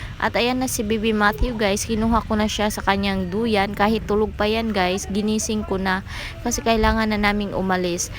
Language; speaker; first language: Filipino; native; Filipino